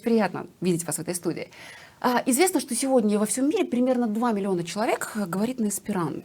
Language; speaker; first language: Russian; native; Russian